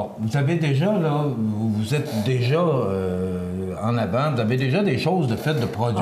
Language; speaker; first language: French; native; French